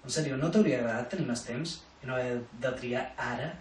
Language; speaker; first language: Catalan; non-native, local second language; Spanish